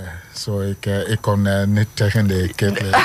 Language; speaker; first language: Dutch; non-native, learner; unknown